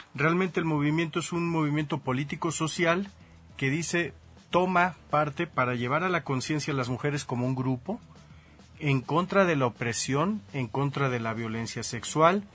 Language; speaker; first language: Spanish; native; Spanish